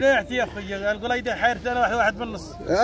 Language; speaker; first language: Arabic; native; Arabic